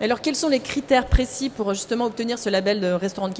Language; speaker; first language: French; native; French